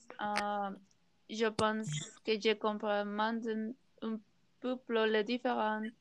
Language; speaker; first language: French; non-native, learner; Spanish